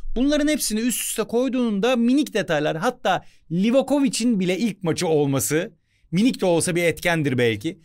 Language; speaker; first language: Turkish; native; Turkish